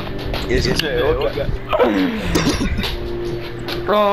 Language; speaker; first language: Spanish; native; Spanish